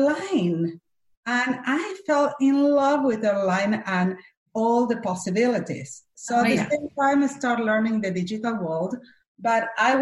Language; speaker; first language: English; non-native, fluent; Spanish